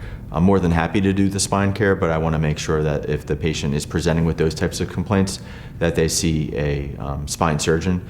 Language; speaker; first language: English; native; English